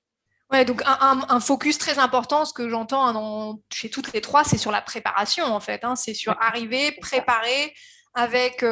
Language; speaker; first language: French; native; French